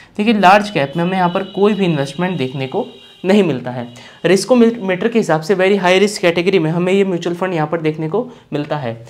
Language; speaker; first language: Hindi; native; Hindi